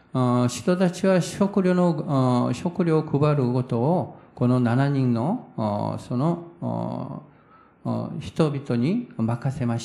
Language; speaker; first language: Japanese; non-native, fluent; Korean